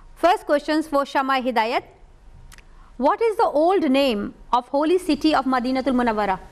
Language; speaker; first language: English; non-native, local second language; Urdu